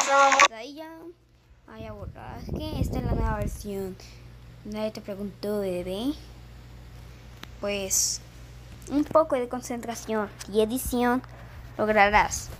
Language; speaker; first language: Spanish; native; Spanish